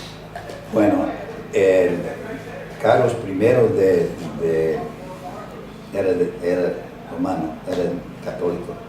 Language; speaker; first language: Spanish; non-native, fluent; English